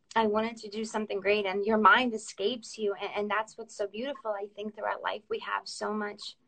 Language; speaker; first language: English; early bilingual, other home language; Russian